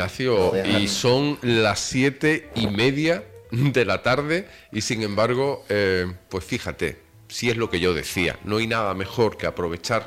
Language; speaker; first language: Spanish; native; Spanish